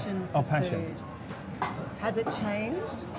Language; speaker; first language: English; native; English